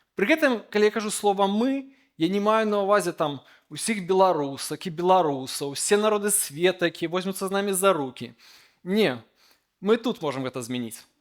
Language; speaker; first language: Belarusian; native; Belarusian